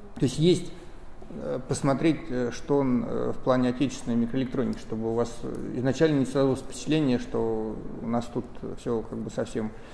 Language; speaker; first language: Russian; native; Russian